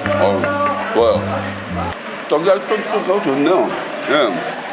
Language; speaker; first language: Korean; native; Korean